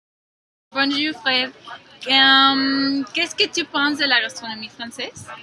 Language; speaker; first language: French; non-native, learner; Spanish